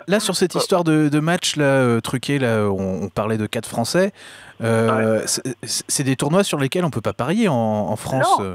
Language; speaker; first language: French; native; French